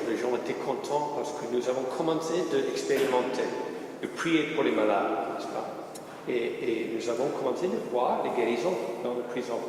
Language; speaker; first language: French; non-native, fluent; English